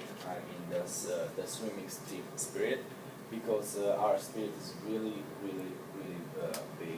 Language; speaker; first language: English; non-native, learner; Hungarian